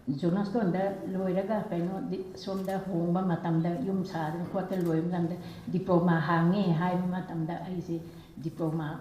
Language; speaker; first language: Manipuri; non-native, local second language; Rongmei Naga